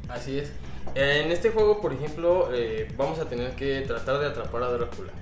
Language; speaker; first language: Spanish; native; Spanish